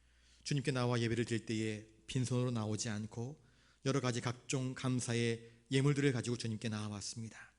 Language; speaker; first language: Korean; native; Korean